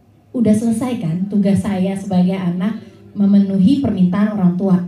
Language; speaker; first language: Indonesian; early bilingual, heritage; Indonesian